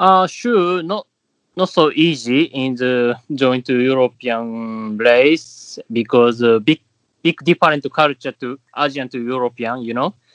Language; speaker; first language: English; non-native, learner; Japanese